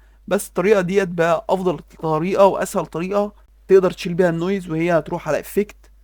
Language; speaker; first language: Arabic; native; Arabic